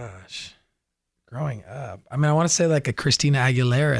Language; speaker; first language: English; native; English